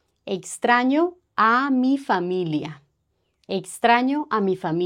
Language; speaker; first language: Spanish; non-native, fluent; French